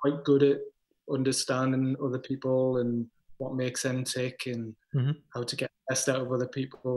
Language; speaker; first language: English; native; English